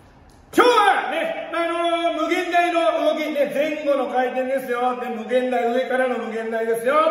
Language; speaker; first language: Japanese; native; Japanese